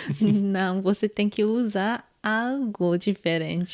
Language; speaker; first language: Portuguese; non-native, fluent; Korean